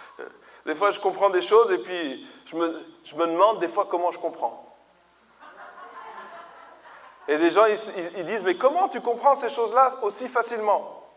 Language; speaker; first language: French; native; French